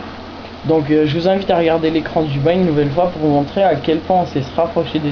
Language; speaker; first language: French; native; French